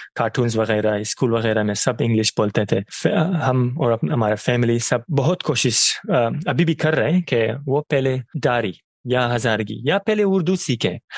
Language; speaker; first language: Urdu; non-native, fluent; Persian